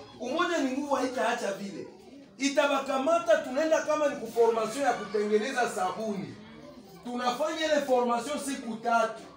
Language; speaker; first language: Swahili; native; Swahili